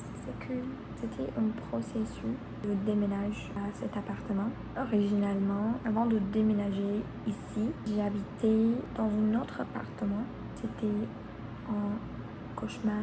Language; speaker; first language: French; non-native, learner; Spanish